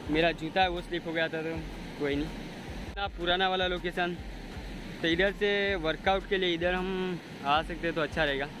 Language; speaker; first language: Hindi; non-native, local second language; Gujarati